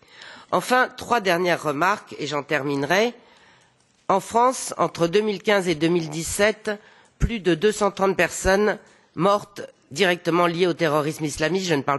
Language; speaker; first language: French; native; French